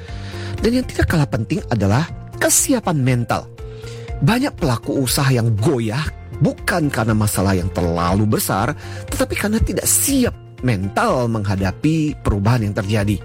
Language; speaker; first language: Indonesian; native; Indonesian